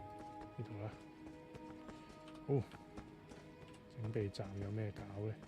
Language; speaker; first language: Chinese; native; Chinese